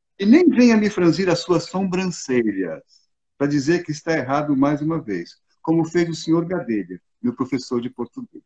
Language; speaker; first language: Portuguese; native; Portuguese